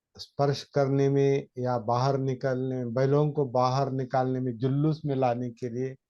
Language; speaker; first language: Hindi; non-native, local second language; Marathi